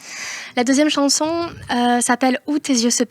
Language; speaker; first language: French; native; French